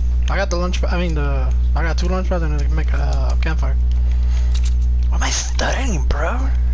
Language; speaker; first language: English; early bilingual, other home language; Spanish